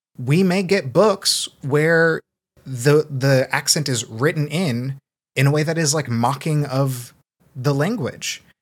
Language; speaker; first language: English; early bilingual, other home language; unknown